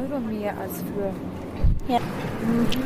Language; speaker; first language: German; non-native, learner; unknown